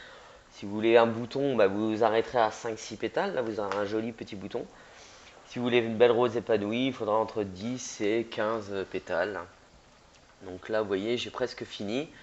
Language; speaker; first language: French; native; French